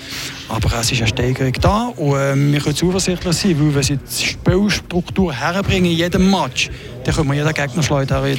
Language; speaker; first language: German; native; German